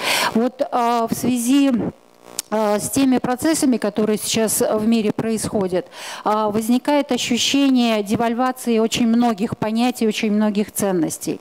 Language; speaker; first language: Russian; native; Russian